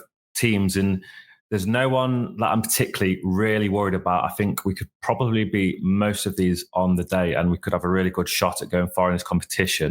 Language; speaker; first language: English; native; English